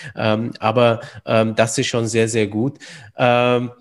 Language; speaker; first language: German; early bilingual, other home language; Romanian